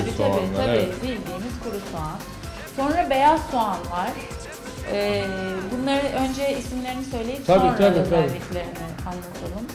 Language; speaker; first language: Turkish; native; Turkish